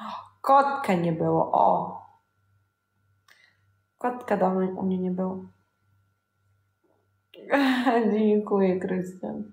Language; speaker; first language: Polish; non-native, learner; Ukrainian